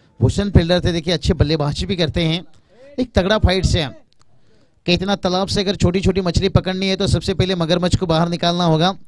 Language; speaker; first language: Hindi; non-native, local second language; Marathi